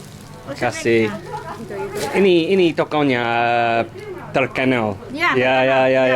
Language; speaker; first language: Indonesian; non-native, learner; English